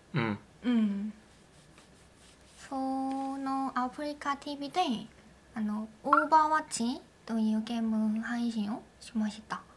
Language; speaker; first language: Japanese; non-native, learner; Korean